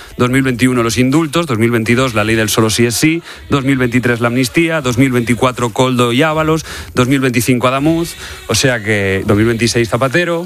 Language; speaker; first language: Spanish; native; Spanish